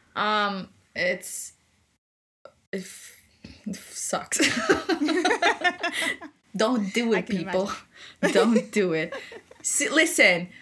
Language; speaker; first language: English; non-native, fluent; German